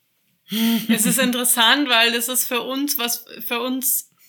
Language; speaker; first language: German; native; German